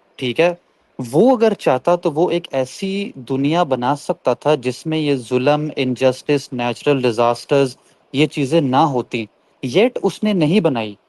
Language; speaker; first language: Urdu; native; Urdu